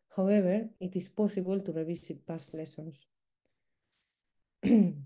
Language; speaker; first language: English; non-native, fluent; Spanish